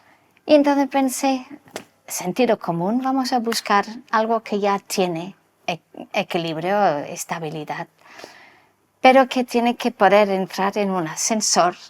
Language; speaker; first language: Spanish; non-native, local second language; English